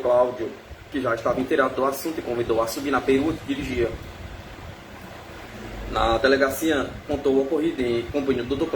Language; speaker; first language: Portuguese; native; Portuguese